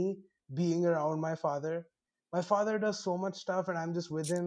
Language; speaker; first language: English; non-native, local second language; Urdu